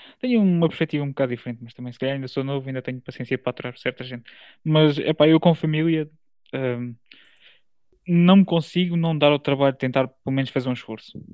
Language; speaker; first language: Portuguese; native; Portuguese